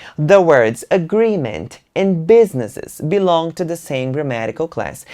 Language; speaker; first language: English; non-native, fluent; Portuguese